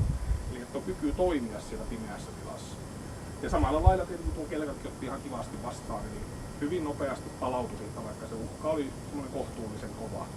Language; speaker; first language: Finnish; native; Finnish